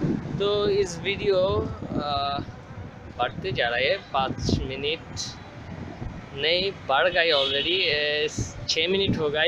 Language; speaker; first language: Hindi; non-native, learner; Bangla